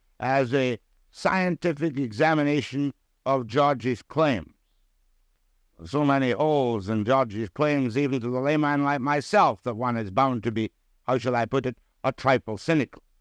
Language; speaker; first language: English; native; English